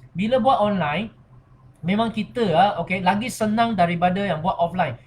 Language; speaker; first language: Malay; non-native, local second language; Chinese